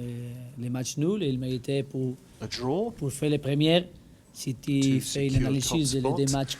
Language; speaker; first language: French; non-native, learner; Spanish